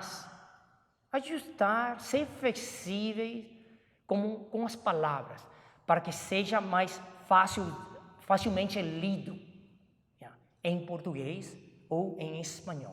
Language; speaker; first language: Portuguese; non-native, fluent; Chinese